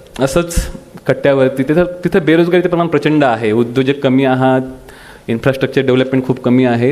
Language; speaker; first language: Marathi; non-native, local second language; Bhili